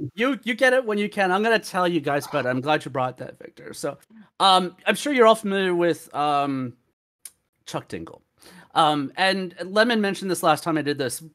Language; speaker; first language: English; native; English